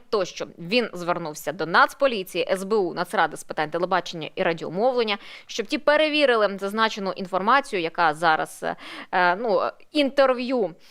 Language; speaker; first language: Ukrainian; non-native, local second language; Russian